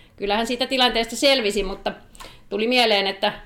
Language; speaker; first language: Finnish; native; Finnish